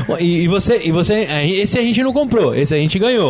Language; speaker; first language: Portuguese; native; Portuguese